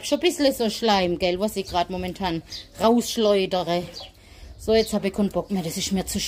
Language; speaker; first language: German; native; German